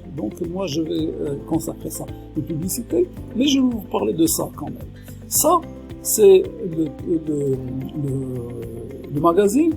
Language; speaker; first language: French; non-native, local second language; Arabic